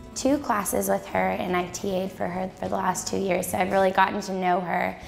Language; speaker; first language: English; native; English